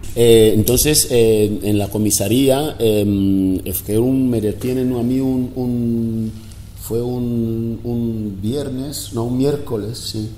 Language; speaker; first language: Spanish; non-native, local second language; Fang